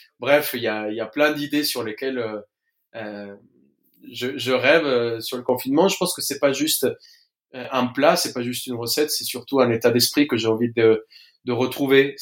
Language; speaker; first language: French; non-native, fluent; Spanish